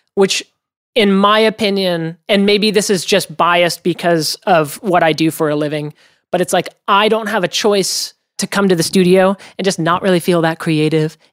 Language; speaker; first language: English; native; English